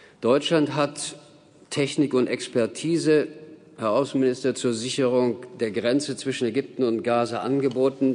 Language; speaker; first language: German; native; German